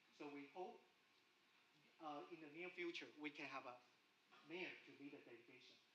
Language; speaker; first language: English; non-native, fluent; Chinese